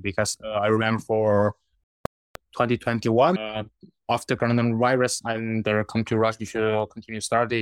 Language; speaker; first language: English; non-native, learner; Chinese